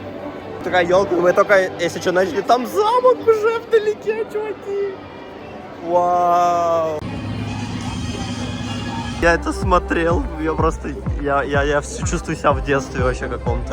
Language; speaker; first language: Russian; native; Russian